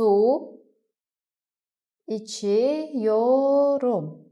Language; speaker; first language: Turkish; non-native, fluent; Kazakh